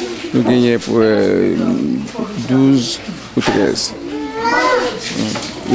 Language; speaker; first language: French; non-native, learner; Haitian Creole